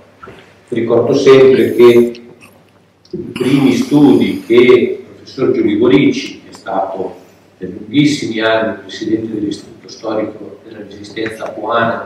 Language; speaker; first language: Italian; native; Italian